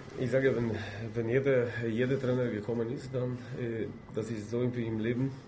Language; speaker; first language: German; non-native, fluent; Polish